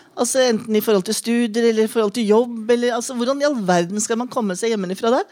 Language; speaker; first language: Norwegian; native; Norwegian